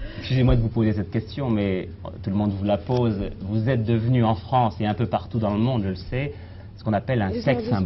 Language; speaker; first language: French; native; French